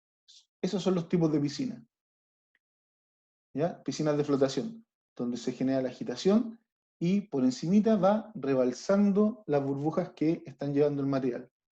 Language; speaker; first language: Spanish; native; Spanish